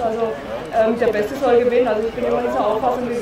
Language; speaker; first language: German; native; German